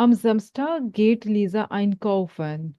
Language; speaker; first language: German; non-native, fluent; Hindi